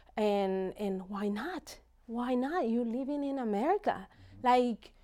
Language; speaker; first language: English; non-native, fluent; Spanish